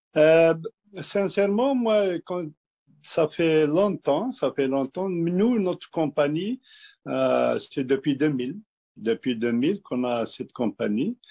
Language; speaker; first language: French; non-native, local second language; Kabyle